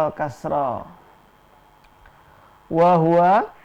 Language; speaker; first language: Arabic; non-native, fluent; Indonesian